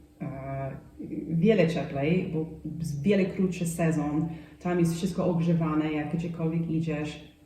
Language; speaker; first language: Polish; non-native, fluent; English